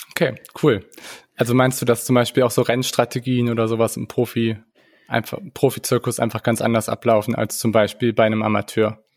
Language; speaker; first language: German; native; German